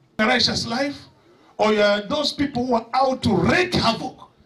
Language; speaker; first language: English; non-native, local second language; Swahili